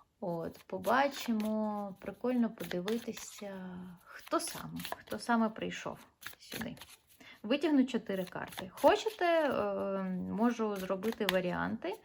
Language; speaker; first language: Ukrainian; non-native, local second language; Russian